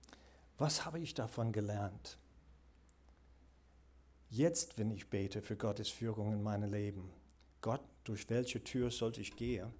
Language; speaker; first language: German; non-native, fluent; English